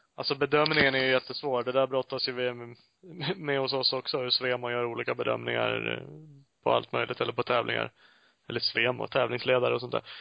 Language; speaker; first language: Swedish; native; Swedish